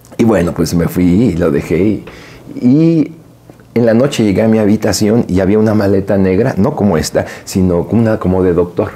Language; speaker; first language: Spanish; native; Spanish